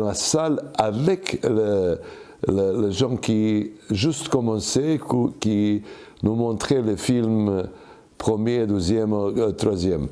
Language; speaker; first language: French; non-native, learner; Serbian